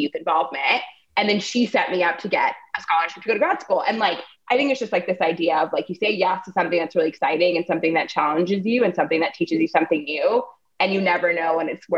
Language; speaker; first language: English; native; English